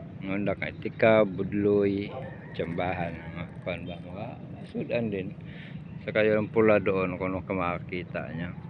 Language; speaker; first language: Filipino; non-native, local second language; Cebuano